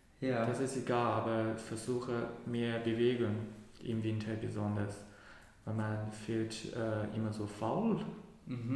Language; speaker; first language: German; non-native, learner; Cantonese